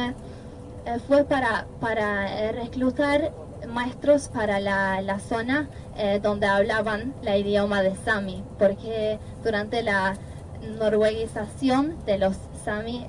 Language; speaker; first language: Spanish; non-native, fluent; Norwegian